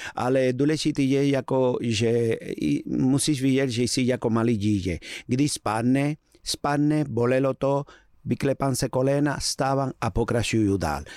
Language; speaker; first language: Czech; non-native, learner; Spanish